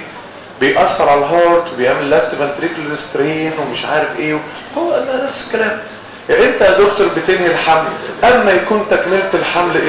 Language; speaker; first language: Arabic; native; Arabic